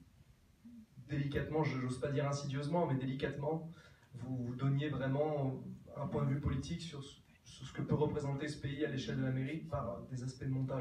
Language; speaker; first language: French; native; French